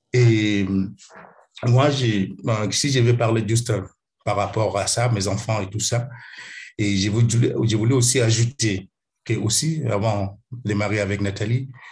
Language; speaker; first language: French; non-native, fluent; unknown